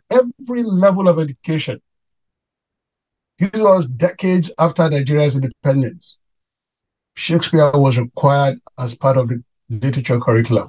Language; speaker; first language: English; non-native, local second language; Yoruba